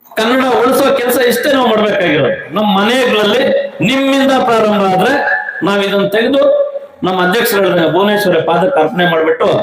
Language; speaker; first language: Kannada; native; Kannada